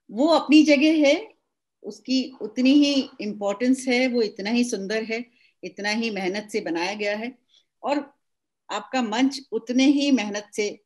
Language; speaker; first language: Hindi; native; Hindi